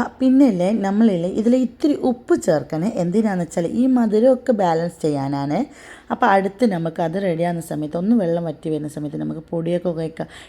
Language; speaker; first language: Malayalam; non-native, fluent; Tamil